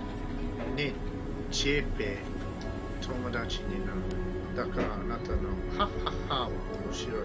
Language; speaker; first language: Japanese; non-native, learner; English